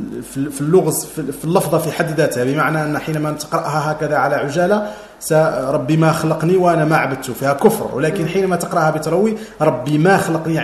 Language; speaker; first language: Arabic; native; Arabic